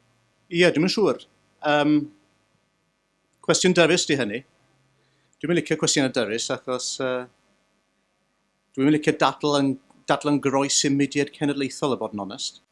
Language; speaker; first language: Welsh; native; Welsh